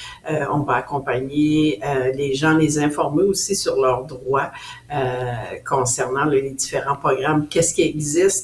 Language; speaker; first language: French; native; French